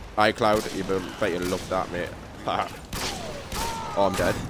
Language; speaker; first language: English; native; English